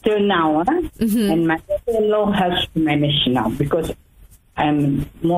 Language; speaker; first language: English; non-native, local second language; Tamil